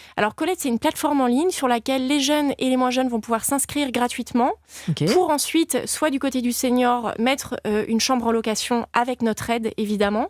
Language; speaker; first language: French; native; French